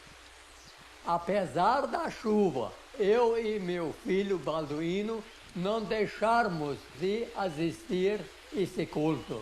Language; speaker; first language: Portuguese; non-native, local second language; Low German